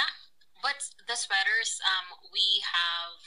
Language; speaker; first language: English; non-native, local second language; Filipino